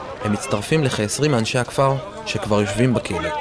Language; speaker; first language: Hebrew; native; Hebrew